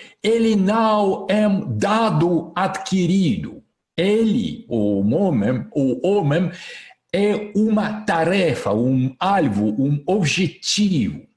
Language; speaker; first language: Portuguese; non-native, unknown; Russian